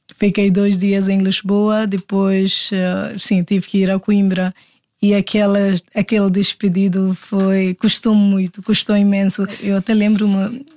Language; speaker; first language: Portuguese; non-native, fluent; Hindi